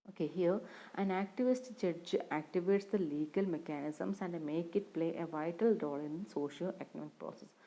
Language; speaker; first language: English; non-native, local second language; Malayalam